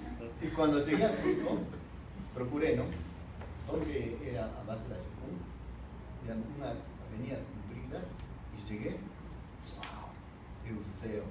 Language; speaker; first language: Portuguese; non-native, fluent; Spanish